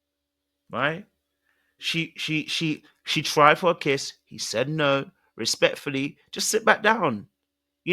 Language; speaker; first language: English; native; English